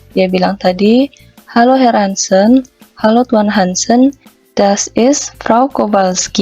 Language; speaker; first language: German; non-native, fluent; Indonesian